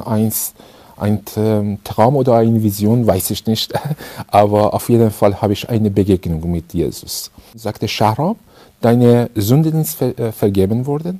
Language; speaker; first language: German; non-native, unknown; Persian